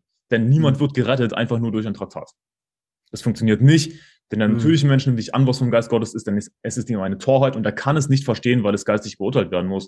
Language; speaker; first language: German; native; German